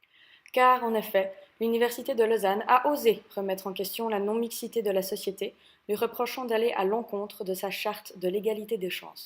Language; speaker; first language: French; native; French